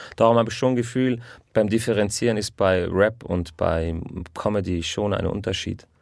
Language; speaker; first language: German; early bilingual, other home language; Arabic